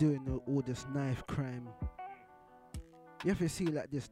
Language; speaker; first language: English; native; English